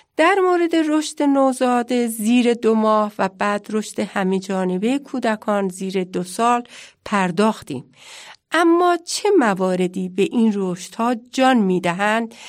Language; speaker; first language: Persian; native; Persian